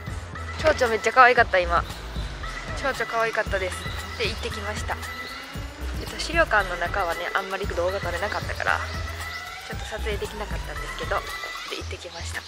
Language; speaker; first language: Japanese; native; Japanese